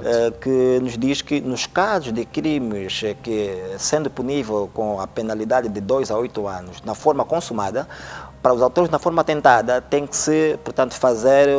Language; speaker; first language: Portuguese; native; Portuguese